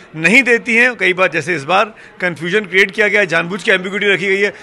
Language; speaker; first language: Hindi; native; Hindi